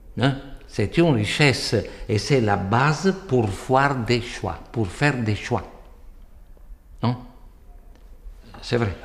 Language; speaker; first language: French; non-native, fluent; Italian